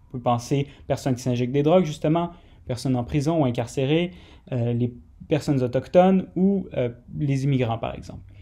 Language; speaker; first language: French; native; French